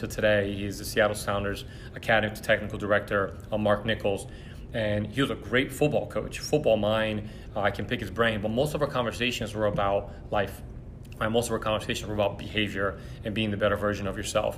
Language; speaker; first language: English; early bilingual, other home language; Portuguese